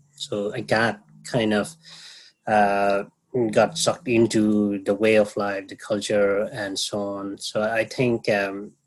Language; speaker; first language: English; non-native, local second language; Nepali